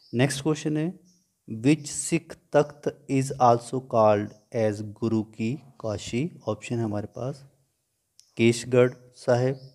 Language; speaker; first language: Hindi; non-native, local second language; Punjabi